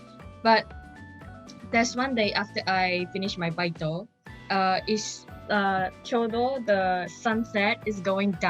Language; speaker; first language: English; non-native, local second language; Chinese